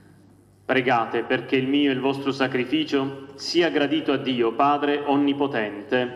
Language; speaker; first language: Italian; native; Italian